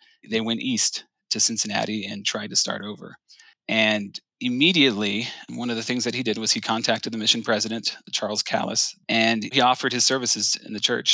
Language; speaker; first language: English; native; English